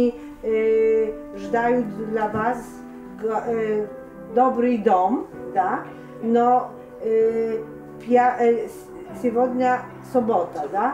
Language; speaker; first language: Russian; non-native, learner; Polish